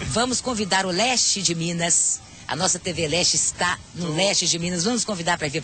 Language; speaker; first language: Portuguese; native; Portuguese